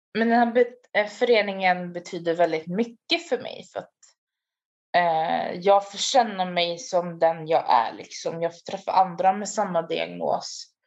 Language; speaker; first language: Swedish; native; Swedish